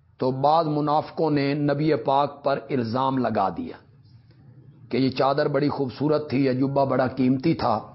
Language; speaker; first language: Urdu; non-native, local second language; Punjabi